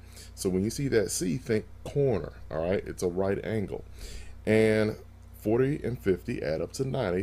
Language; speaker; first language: English; native; English